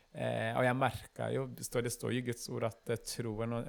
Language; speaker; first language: Norwegian; non-native, fluent; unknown